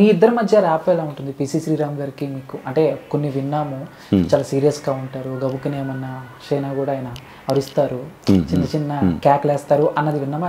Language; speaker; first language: Telugu; native; Telugu